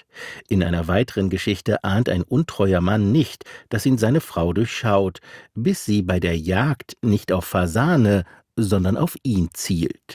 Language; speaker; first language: German; native; German